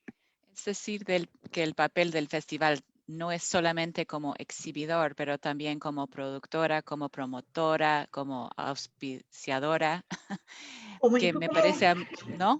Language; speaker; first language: Spanish; non-native, fluent; English